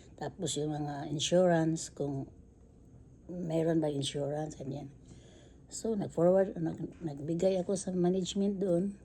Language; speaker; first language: Filipino; non-native, local second language; Cebuano